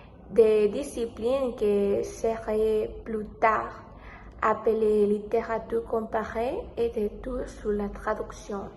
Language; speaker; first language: French; non-native, learner; Spanish